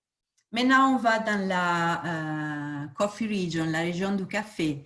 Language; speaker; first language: French; non-native, fluent; Portuguese